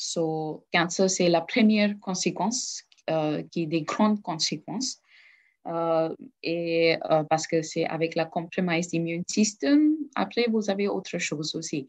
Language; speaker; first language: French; non-native, learner; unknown